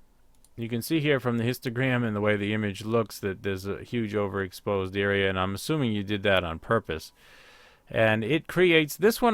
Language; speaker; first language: English; native; English